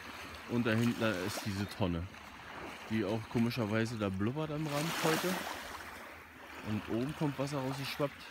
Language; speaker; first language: German; native; German